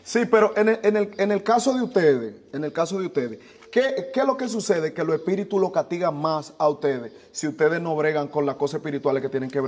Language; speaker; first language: Spanish; native; Spanish